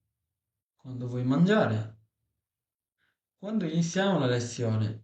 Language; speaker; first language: Italian; non-native, fluent; Bangla